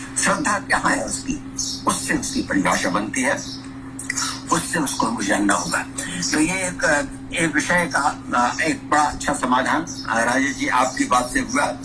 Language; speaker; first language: Hindi; native; Hindi